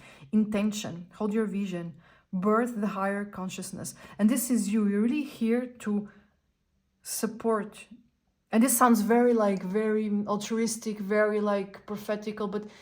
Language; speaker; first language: English; non-native, fluent; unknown